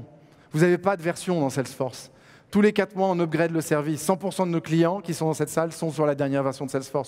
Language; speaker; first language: French; native; French